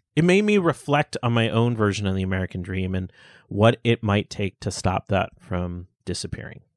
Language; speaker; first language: English; early bilingual, other home language; Hindi